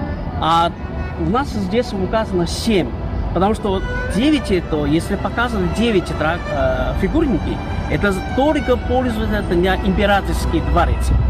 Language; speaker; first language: Russian; non-native, learner; Chinese